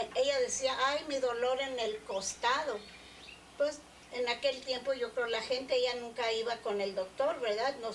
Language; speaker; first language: Spanish; early bilingual, other home language; English